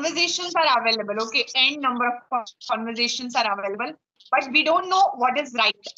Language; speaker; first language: English; non-native, local second language; Hindi